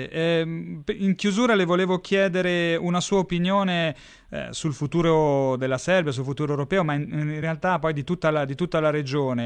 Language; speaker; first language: Italian; native; Italian